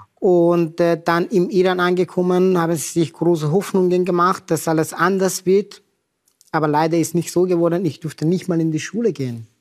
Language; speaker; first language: German; non-native, fluent; Persian